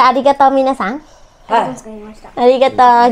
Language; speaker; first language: Vietnamese; native; Vietnamese